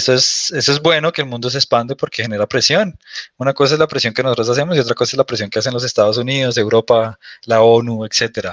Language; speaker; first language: Spanish; native; Spanish